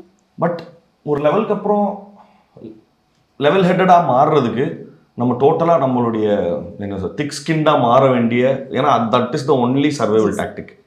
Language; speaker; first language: Tamil; native; Tamil